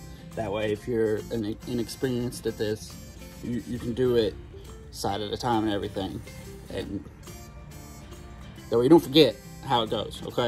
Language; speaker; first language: English; native; English